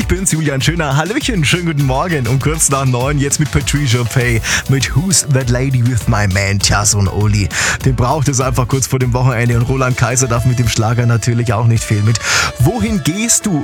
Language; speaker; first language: German; native; German